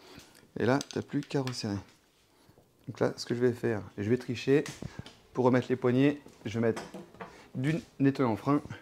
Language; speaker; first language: French; native; French